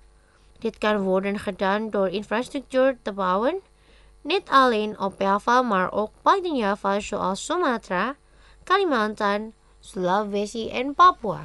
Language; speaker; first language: Dutch; non-native, fluent; Indonesian